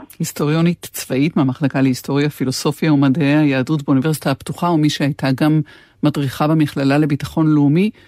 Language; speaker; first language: Hebrew; native; Hebrew